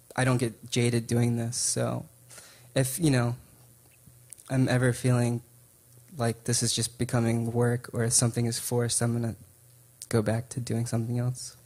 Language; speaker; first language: English; native; English